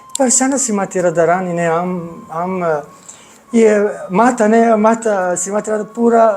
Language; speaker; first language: Hindi; non-native, learner; Italian